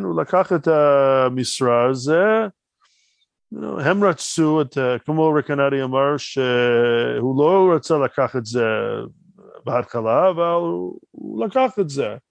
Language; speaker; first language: Hebrew; non-native, fluent; English